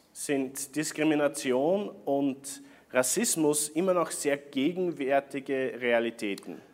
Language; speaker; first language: German; native; German